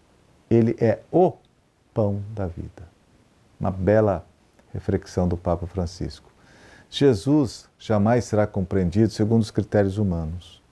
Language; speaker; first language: Portuguese; native; Portuguese